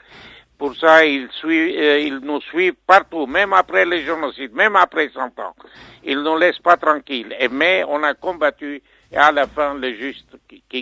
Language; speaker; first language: French; non-native, fluent; Armenian